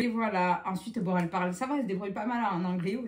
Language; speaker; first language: French; native; French